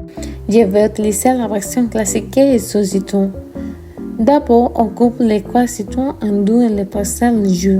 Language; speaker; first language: French; non-native, learner; Spanish